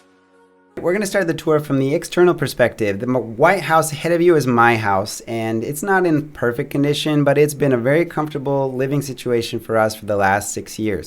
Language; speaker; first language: English; native; English